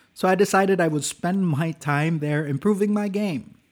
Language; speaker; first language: English; non-native, local second language; Cebuano